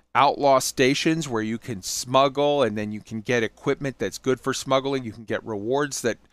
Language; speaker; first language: English; native; English